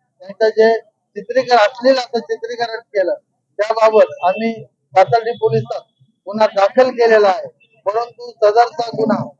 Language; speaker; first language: Marathi; native; Marathi